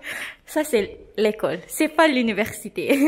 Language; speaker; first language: French; non-native, learner; Malay